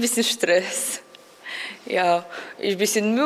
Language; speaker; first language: German; non-native, learner; Ukrainian